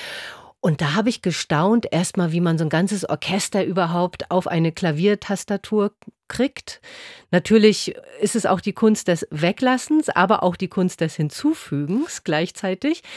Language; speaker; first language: German; native; German